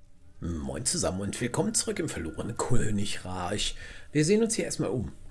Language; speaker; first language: German; native; German